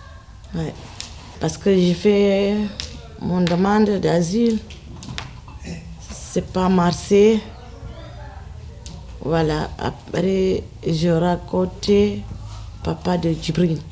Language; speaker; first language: French; non-native, learner; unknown